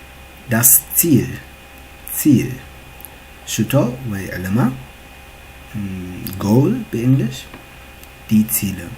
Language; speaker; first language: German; non-native, fluent; Tigrinya